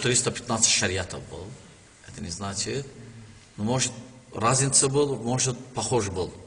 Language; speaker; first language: Russian; non-native, learner; Turkish